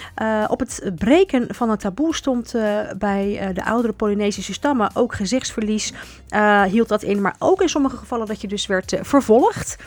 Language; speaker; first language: Dutch; native; Dutch